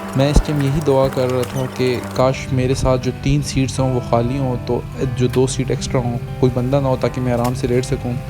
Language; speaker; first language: Urdu; non-native, local second language; Punjabi